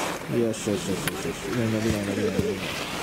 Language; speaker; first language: Japanese; native; Japanese